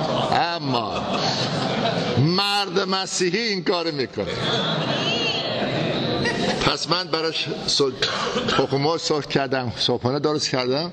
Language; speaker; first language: Persian; non-native, fluent; English